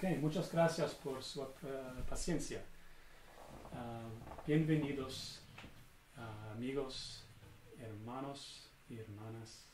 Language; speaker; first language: Spanish; non-native, learner; English